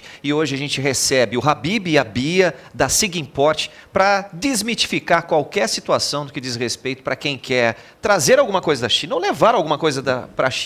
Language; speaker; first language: Portuguese; native; Portuguese